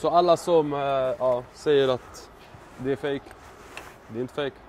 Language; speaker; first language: Swedish; native; Swedish